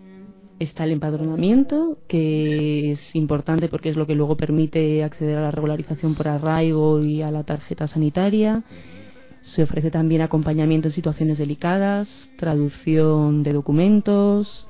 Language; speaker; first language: Spanish; native; Spanish